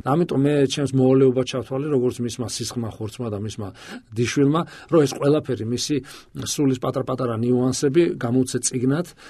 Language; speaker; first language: Georgian; native; Georgian